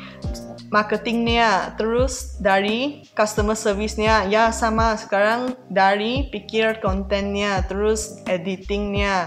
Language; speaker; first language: Indonesian; non-native, fluent; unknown